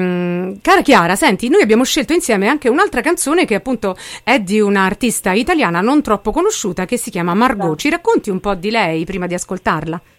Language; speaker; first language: Italian; native; Italian